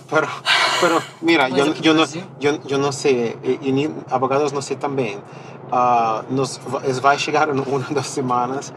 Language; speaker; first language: Portuguese; non-native, learner; Spanish